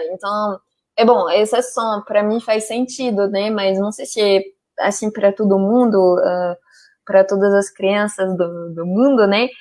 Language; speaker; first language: Portuguese; non-native, fluent; French